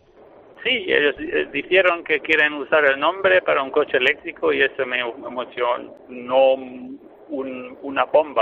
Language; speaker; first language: Spanish; non-native, fluent; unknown